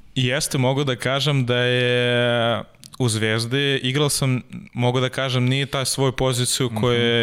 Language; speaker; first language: Serbian; non-native, learner; Russian